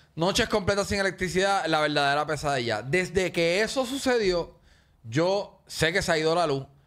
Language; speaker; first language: Spanish; native; Spanish